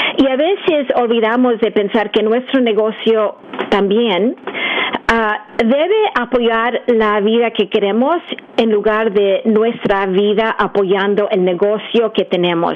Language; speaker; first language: Spanish; early bilingual, heritage; English